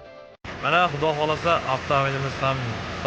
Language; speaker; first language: Uzbek; native; Uzbek